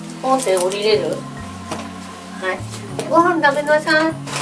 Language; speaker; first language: Japanese; native; Japanese